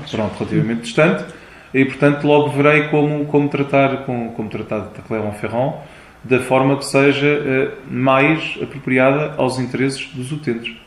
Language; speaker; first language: Portuguese; early bilingual, heritage; Portuguese